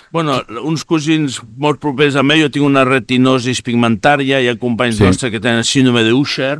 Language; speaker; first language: Catalan; non-native, fluent; Spanish